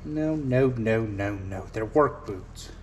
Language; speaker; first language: English; native; English